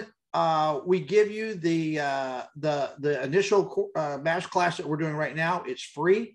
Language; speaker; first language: English; native; English